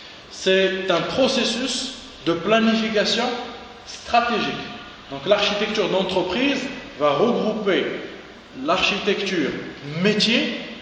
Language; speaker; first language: French; non-native, local second language; Arabic